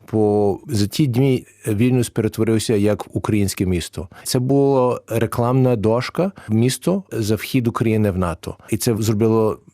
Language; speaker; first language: Ukrainian; early bilingual, heritage; Ukrainian